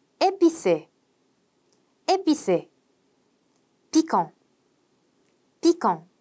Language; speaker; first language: French; non-native, fluent; Korean